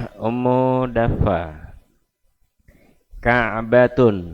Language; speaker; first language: Arabic; non-native, fluent; Indonesian